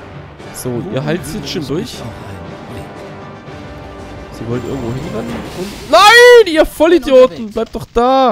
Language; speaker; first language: German; native; German